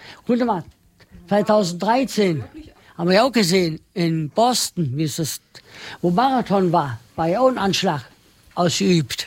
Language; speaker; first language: German; non-native, learner; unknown